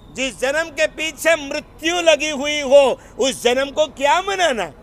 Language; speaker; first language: Hindi; non-native, local second language; Gujarati